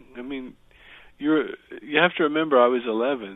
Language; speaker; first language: English; native; English